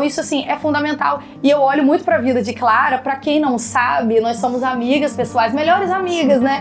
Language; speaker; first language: Portuguese; native; Portuguese